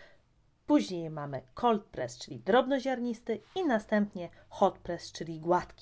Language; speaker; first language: Polish; native; Polish